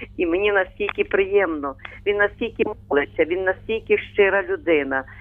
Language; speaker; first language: Ukrainian; native; Ukrainian